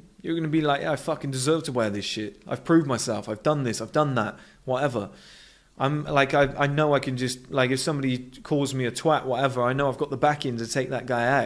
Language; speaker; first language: English; native; English